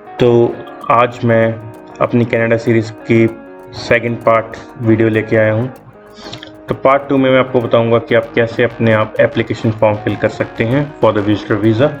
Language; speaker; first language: Hindi; non-native, local second language; Punjabi